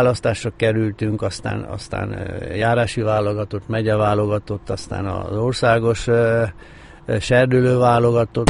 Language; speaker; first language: Hungarian; native; Hungarian